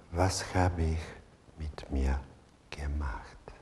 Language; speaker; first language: German; non-native, fluent; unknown